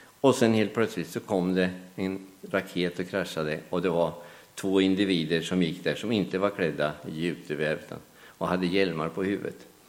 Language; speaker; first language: Swedish; native; Swedish